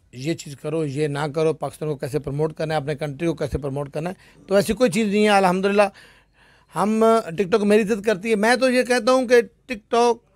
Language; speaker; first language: Urdu; non-native, local second language; Punjabi